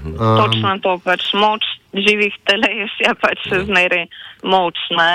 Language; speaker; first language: Slovenian; native; Slovenian